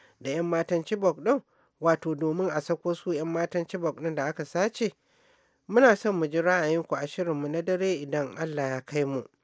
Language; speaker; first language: Hausa; native; Hausa